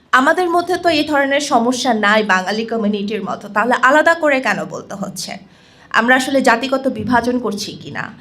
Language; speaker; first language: Bangla; non-native, local second language; Chakma